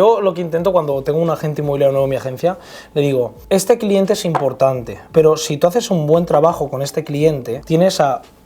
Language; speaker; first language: Spanish; native; Spanish